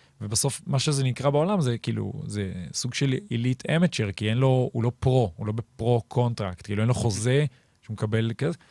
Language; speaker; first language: Hebrew; native; Hebrew